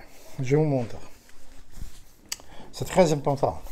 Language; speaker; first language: French; non-native, learner; Ukrainian